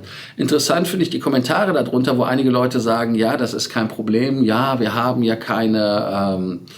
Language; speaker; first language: German; native; German